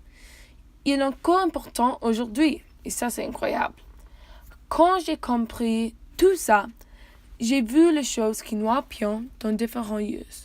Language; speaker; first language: French; non-native, learner; English